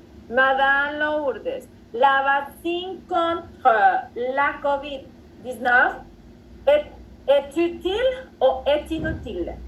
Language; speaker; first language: French; non-native, fluent; Spanish